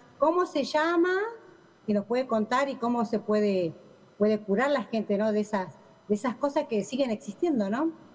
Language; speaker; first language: Spanish; native; Spanish